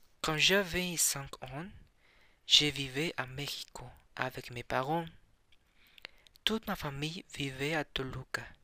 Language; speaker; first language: French; non-native, learner; Spanish